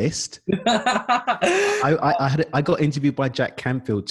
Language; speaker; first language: English; native; English